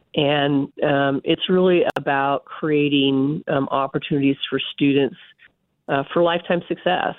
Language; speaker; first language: English; native; English